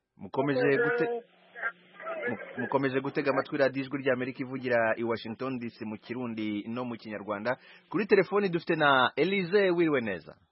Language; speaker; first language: Kinyarwanda; native; Kinyarwanda